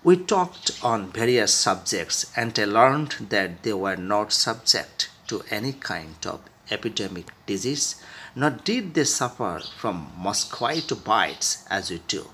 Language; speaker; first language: English; non-native, local second language; Bangla